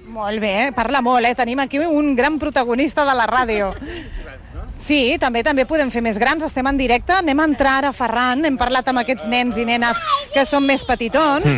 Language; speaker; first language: Catalan; native; Catalan